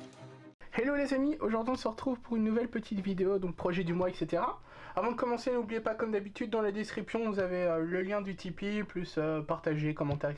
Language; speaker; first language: French; native; French